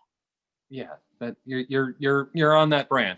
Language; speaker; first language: English; native; English